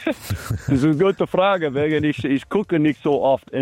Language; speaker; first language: German; non-native, learner; English